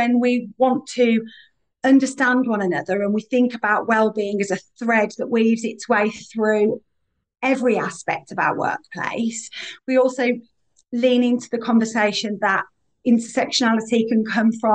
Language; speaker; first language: English; native; English